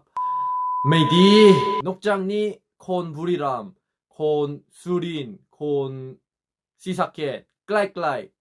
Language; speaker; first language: Thai; non-native, learner; Korean